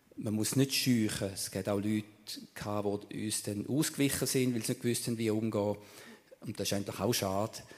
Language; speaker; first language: German; native; German